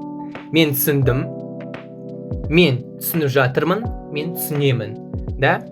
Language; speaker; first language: Kazakh; non-native, learner; Russian